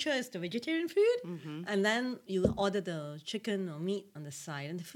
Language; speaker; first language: English; non-native, local second language; Tamil